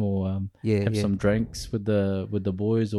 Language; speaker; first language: English; early bilingual, other home language; Pampanga